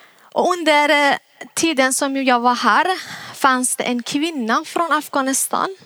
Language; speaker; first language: Swedish; non-native, fluent; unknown